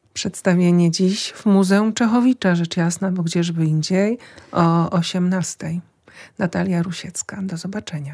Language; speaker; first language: Polish; native; Polish